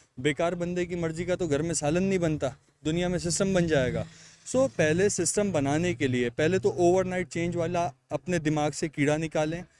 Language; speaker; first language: Urdu; native; Urdu